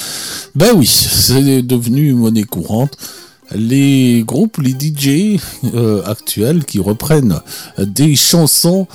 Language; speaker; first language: French; native; French